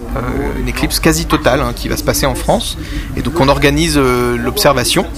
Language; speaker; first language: French; native; French